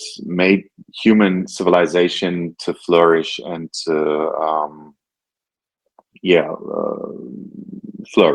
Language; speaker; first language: English; non-native, fluent; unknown